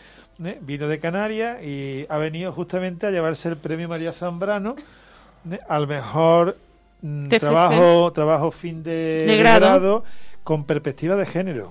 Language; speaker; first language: Spanish; native; Spanish